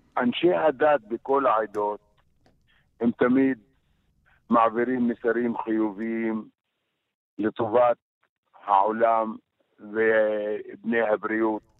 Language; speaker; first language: Hebrew; non-native, local second language; Arabic